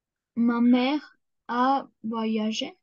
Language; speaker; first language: French; non-native, learner; Spanish